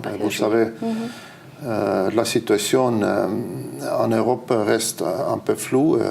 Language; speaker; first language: French; non-native, fluent; Estonian